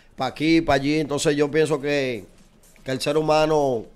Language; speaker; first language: Spanish; native; Spanish